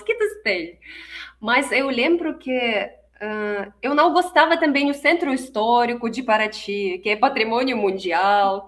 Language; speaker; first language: Portuguese; non-native, fluent; Russian